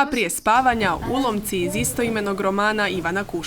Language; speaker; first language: Croatian; native; Croatian